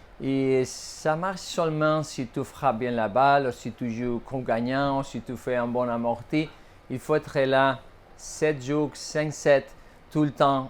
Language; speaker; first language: French; non-native, fluent; Spanish